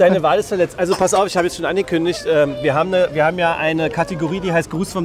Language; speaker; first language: German; native; German